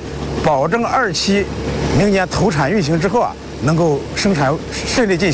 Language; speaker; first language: Chinese; native; Chinese